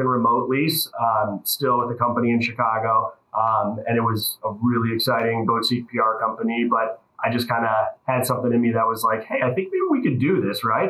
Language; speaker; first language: English; native; English